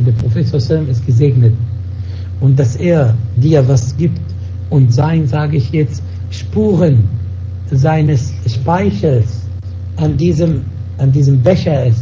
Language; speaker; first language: German; non-native, fluent; Arabic